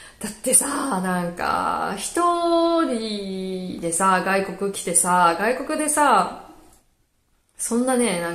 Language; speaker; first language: Japanese; native; Japanese